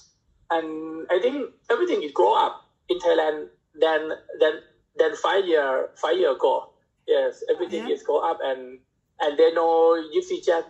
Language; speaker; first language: English; non-native, learner; Thai